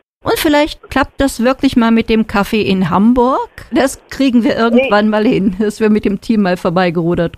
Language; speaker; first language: German; native; German